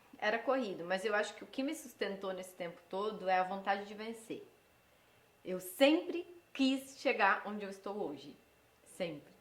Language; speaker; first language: Portuguese; early bilingual, heritage; Portuguese